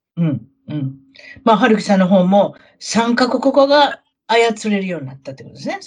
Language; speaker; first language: Japanese; native; Japanese